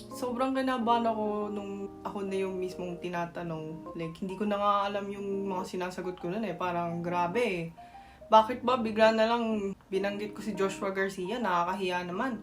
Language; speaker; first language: Filipino; non-native, fluent; Korean